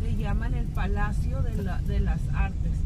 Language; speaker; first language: Spanish; native; Spanish